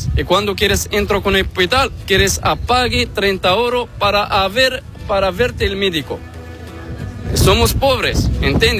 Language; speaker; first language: Spanish; non-native, learner; Arabic